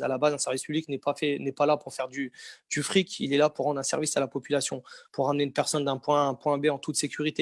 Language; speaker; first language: French; native; French